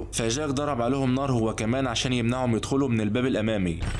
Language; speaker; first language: Arabic; native; Arabic